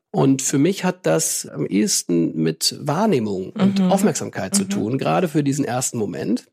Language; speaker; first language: German; native; German